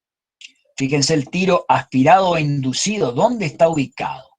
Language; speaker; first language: Spanish; native; Spanish